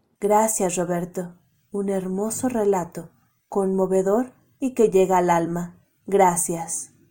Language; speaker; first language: Spanish; native; Spanish